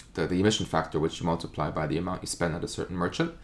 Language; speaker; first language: English; non-native, fluent; German